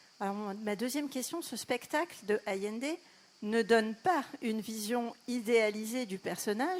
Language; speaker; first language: French; native; French